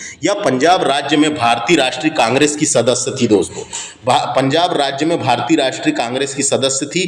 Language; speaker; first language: Hindi; native; Hindi